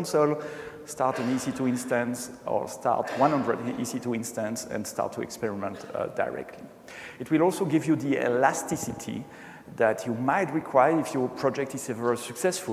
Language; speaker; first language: English; non-native, fluent; French